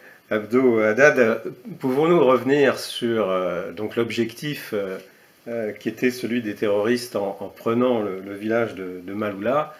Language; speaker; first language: French; native; French